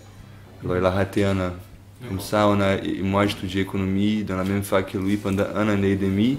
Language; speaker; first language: French; non-native, fluent; Portuguese